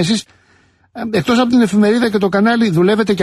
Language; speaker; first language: Greek; native; Greek